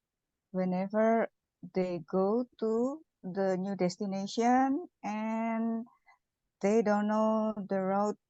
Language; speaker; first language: English; non-native, learner; Indonesian